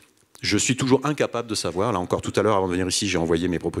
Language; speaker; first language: French; native; French